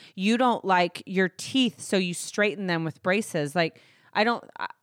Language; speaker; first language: English; native; English